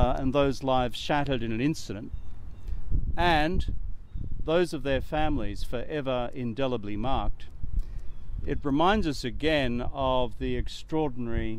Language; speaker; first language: English; native; English